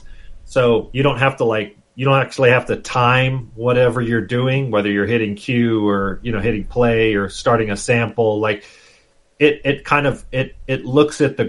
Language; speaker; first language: English; native; English